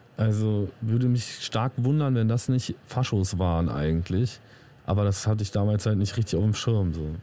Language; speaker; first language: German; native; German